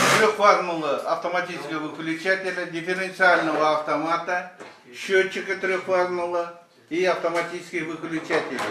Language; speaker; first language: Russian; non-native, local second language; Kazakh